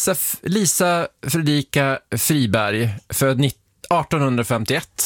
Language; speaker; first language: Swedish; native; Swedish